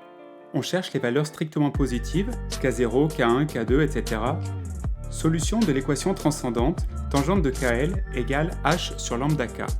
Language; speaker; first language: French; native; French